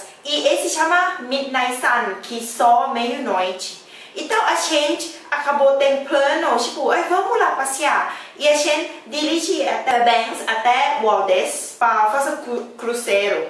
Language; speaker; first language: Portuguese; non-native, learner; Thai